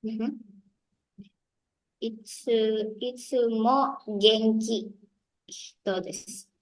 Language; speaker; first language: Japanese; non-native, learner; Indonesian